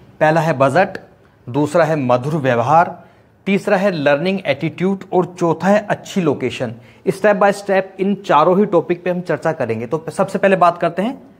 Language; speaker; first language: Hindi; native; Hindi